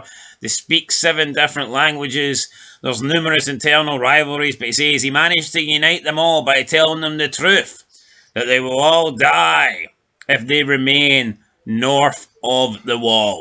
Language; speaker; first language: English; native; English